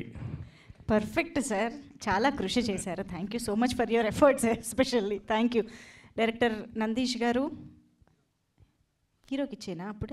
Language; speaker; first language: Telugu; native; Telugu